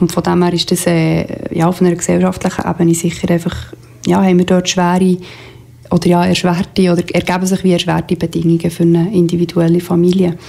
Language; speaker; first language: German; native; German